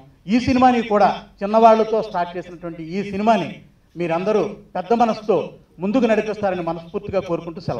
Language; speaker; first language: Telugu; native; Telugu